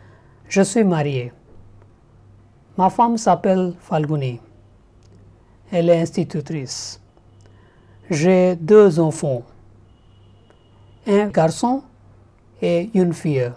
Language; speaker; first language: French; non-native, learner; Gujarati